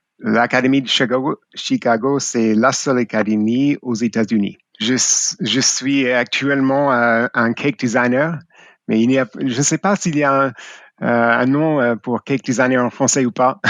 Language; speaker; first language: French; non-native, fluent; English